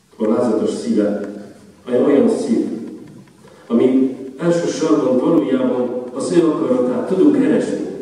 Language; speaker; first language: Hungarian; non-native, fluent; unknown